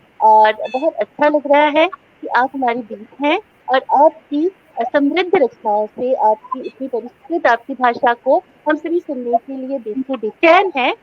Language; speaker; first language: Hindi; native; Hindi